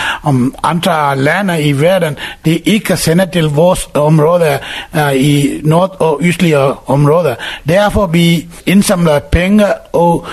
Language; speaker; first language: Danish; non-native, learner; Tamil